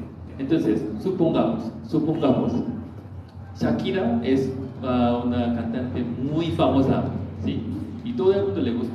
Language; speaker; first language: Spanish; non-native, learner; Korean